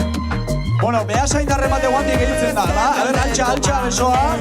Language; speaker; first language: Basque; native; Basque